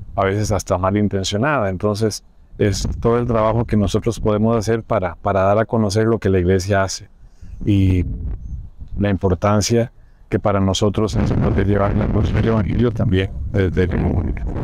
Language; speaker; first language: Spanish; native; Spanish